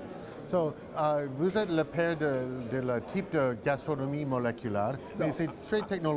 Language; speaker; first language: French; non-native, learner; English